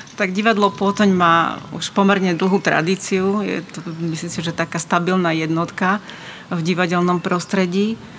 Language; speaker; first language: Slovak; native; Slovak